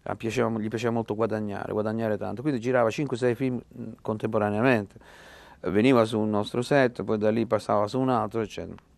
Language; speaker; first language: Italian; native; Italian